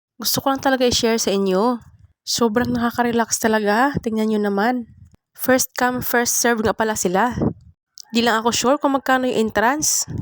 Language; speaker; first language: Filipino; non-native, local second language; Cebuano